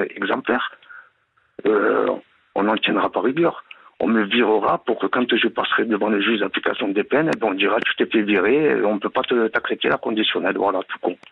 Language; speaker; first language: French; native; French